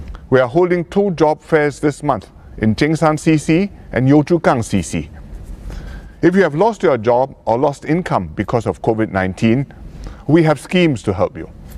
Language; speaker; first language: English; non-native, local second language; Chinese